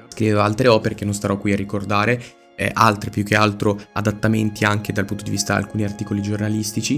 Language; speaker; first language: Italian; native; Italian